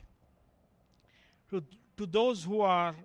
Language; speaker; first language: English; non-native, local second language; Kannada